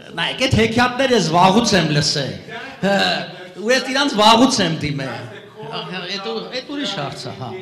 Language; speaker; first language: Armenian; native; Armenian